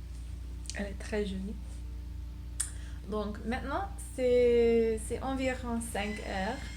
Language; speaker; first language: French; non-native, learner; English